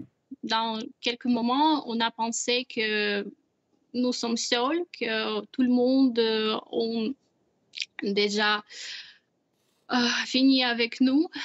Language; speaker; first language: French; non-native, fluent; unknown